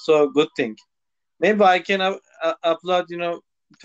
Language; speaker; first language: English; non-native, local second language; Turkish